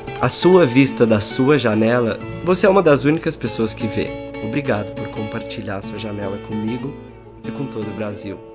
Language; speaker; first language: Portuguese; native; Portuguese